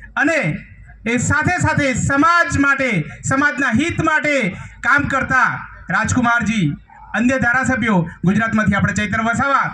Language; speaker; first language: Gujarati; native; Gujarati